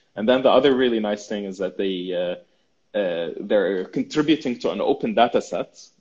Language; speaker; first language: English; non-native, fluent; Arabic